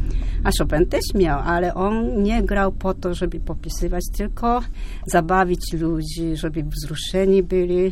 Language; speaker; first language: Polish; non-native, fluent; Japanese